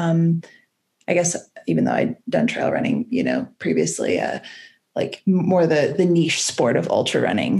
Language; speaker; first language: English; native; English